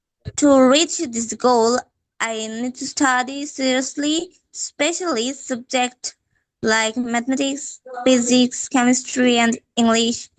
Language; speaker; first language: English; non-native, fluent; Bangla